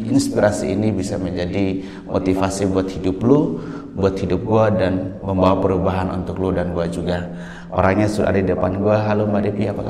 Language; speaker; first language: Indonesian; native; Indonesian